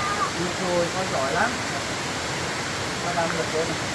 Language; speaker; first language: Vietnamese; native; Vietnamese